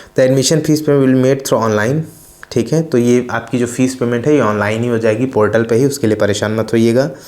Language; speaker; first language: Hindi; native; Hindi